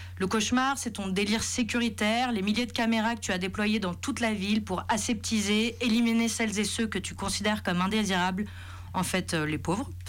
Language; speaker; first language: French; native; French